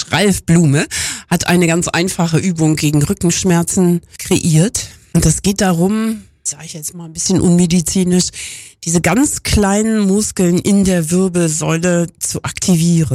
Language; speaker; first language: German; native; German